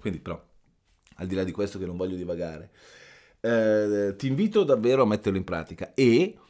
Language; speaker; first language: Italian; native; Italian